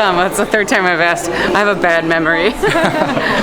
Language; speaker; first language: English; native; English